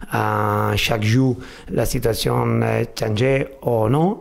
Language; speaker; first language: French; non-native, fluent; Spanish